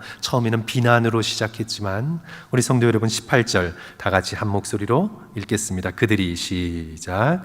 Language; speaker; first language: Korean; native; Korean